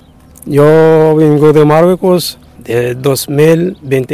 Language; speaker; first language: Spanish; non-native, learner; Arabic